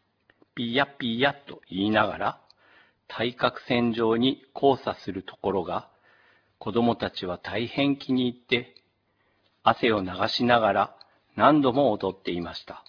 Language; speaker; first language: Japanese; native; Japanese